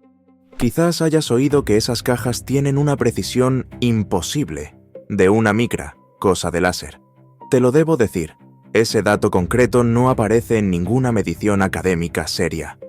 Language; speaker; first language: Spanish; native; Spanish